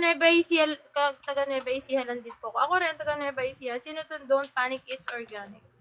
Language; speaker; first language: Filipino; native; Filipino